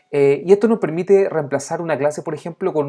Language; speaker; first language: Spanish; native; Spanish